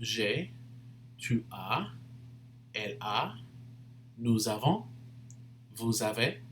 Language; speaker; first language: French; non-native, fluent; English